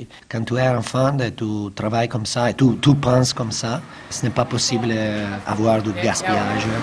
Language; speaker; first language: French; non-native, fluent; Italian